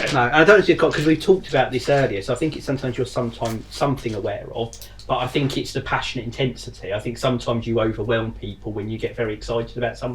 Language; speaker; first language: English; native; English